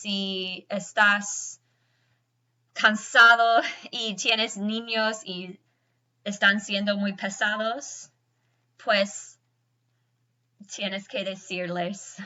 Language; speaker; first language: Spanish; non-native, fluent; English